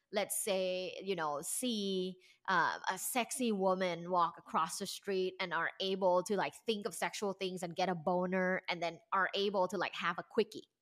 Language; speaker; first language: English; non-native, fluent; Thai